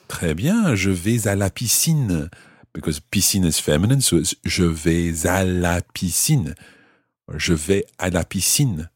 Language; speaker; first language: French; non-native, fluent; English